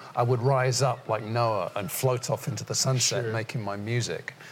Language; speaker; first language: English; native; English